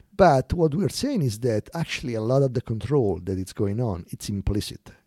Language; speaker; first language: English; non-native, fluent; Italian